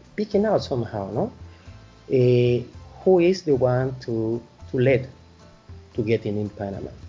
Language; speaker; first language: English; non-native, fluent; Spanish